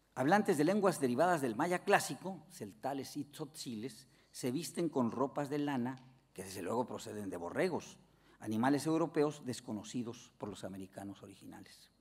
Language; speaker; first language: Spanish; native; Spanish